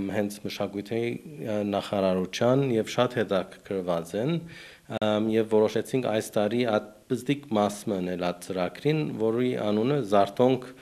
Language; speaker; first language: Armenian; early bilingual, heritage; Armenian